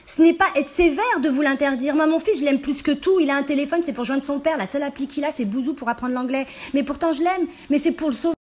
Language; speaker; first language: French; native; French